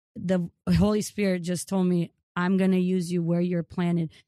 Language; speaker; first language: English; early bilingual, other home language; Ukrainian